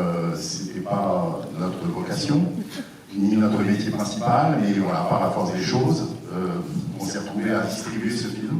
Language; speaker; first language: French; native; French